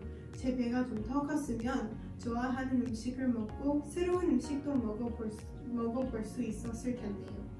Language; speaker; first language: Korean; non-native, learner; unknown